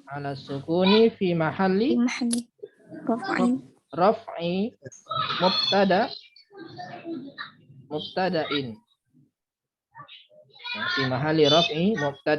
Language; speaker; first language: Arabic; non-native, fluent; Indonesian